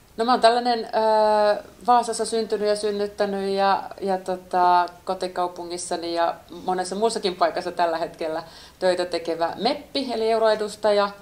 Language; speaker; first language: Finnish; native; Finnish